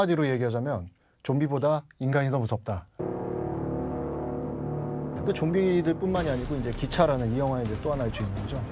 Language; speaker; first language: Korean; native; Korean